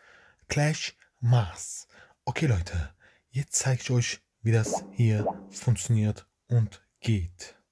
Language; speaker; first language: German; non-native, learner; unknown